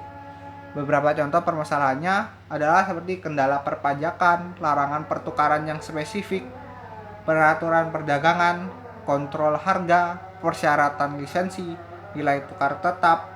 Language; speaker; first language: Indonesian; native; Indonesian